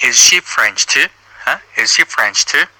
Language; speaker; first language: English; non-native, learner; Uyghur